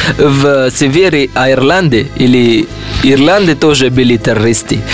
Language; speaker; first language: Russian; non-native, learner; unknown